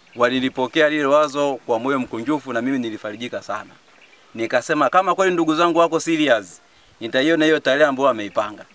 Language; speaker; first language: Swahili; non-native, local second language; Sukuma